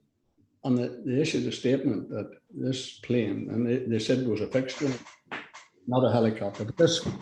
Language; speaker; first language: English; native; English